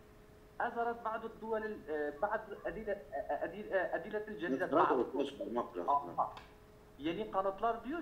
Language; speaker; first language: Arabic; non-native, learner; Turkish